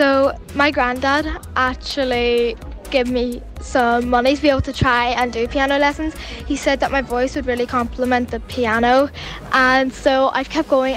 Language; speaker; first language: English; native; English